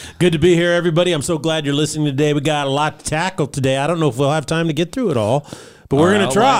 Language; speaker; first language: English; native; English